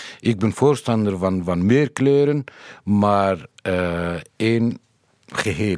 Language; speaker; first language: Dutch; non-native, fluent; Kurdish